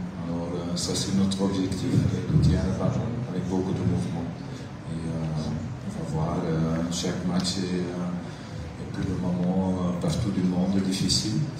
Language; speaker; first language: French; non-native, local second language; Dutch